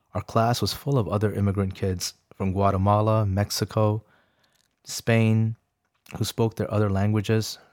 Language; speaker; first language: English; early bilingual, other home language; Urdu